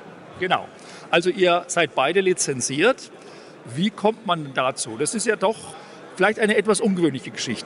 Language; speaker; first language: German; native; German